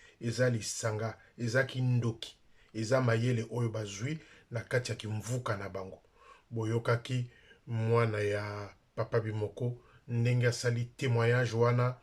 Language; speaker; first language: Lingala; non-native, local second language; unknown